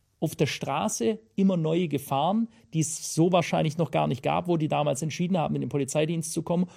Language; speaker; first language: German; native; German